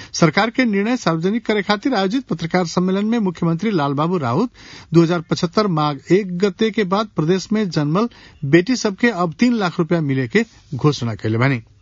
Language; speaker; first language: Bhojpuri; non-native, local second language; Nepali